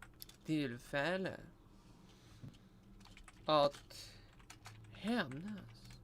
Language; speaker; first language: Swedish; non-native, learner; Russian